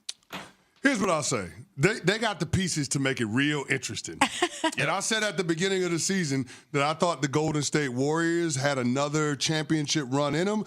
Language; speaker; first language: English; native; English